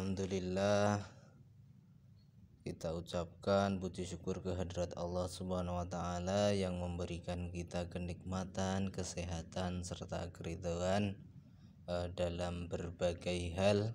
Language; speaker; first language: Indonesian; native; Indonesian